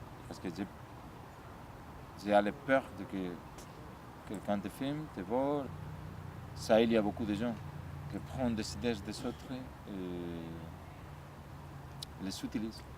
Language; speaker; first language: French; non-native, learner; Spanish